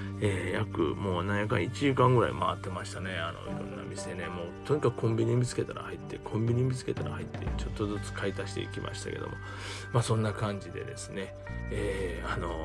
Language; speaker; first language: Japanese; native; Japanese